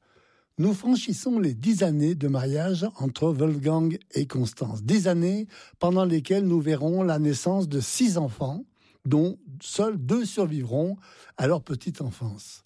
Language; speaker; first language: French; native; French